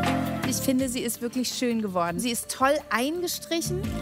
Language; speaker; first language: German; native; German